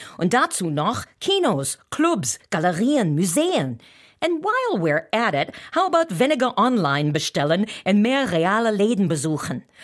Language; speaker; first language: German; non-native, fluent; English